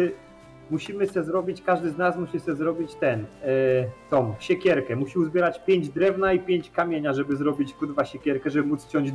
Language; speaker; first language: Polish; native; Polish